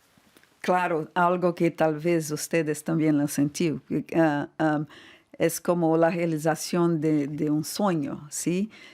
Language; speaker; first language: Spanish; non-native, fluent; Portuguese